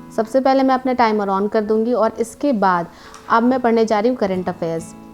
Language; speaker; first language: Hindi; native; Hindi